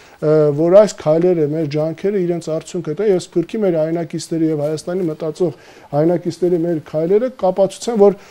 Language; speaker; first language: Armenian; native; Armenian